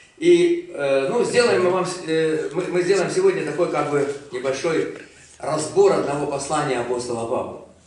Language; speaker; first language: Russian; native; Russian